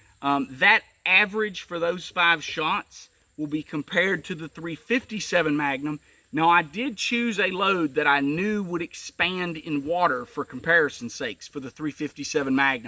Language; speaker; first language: English; native; English